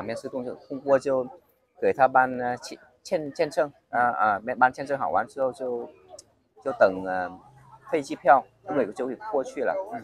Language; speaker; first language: Chinese; non-native, fluent; Vietnamese